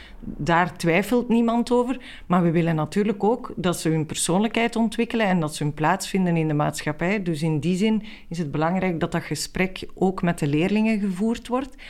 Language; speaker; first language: Dutch; native; Dutch